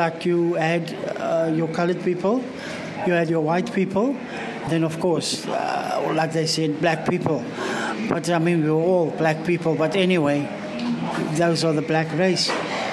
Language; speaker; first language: English; non-native, local second language; Afrikaans